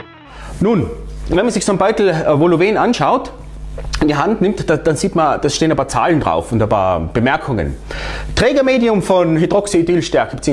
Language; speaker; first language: German; native; German